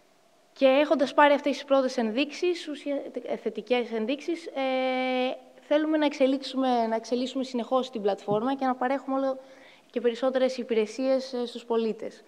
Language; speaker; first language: Greek; native; Greek